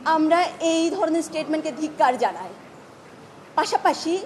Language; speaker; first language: Bangla; non-native, local second language; Chakma